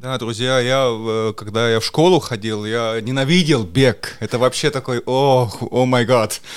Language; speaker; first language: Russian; non-native, local second language; Estonian